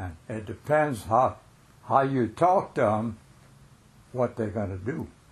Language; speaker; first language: English; early bilingual, other home language; French